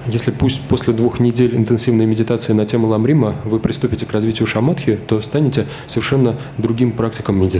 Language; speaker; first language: Russian; native; Russian